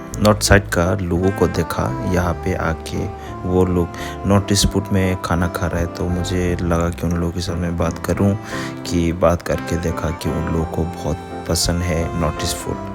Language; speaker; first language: Hindi; non-native, local second language; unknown